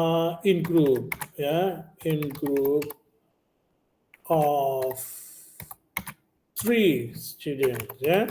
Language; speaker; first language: English; non-native, learner; Indonesian